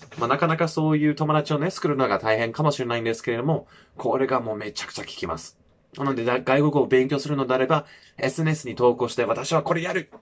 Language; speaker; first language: Japanese; non-native, fluent; English